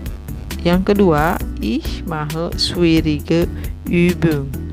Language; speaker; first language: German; non-native, fluent; Indonesian